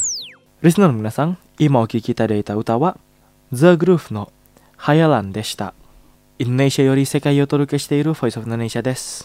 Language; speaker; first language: Japanese; non-native, fluent; Indonesian